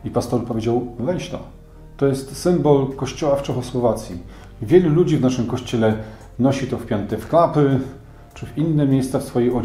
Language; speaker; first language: Polish; native; Polish